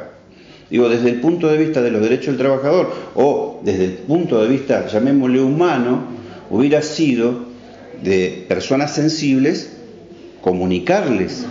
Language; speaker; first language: Spanish; native; Spanish